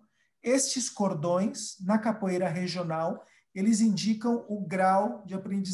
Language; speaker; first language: Portuguese; early bilingual, other home language; Spanish